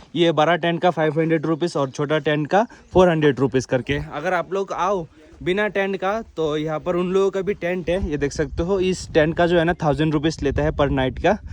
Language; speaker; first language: Hindi; non-native, local second language; Bangla